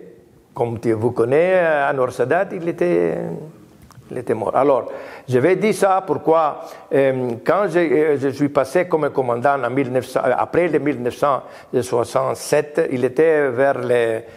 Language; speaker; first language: French; non-native, learner; Greek